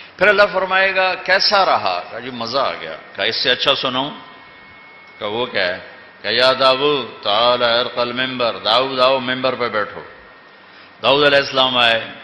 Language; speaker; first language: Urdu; non-native, local second language; Punjabi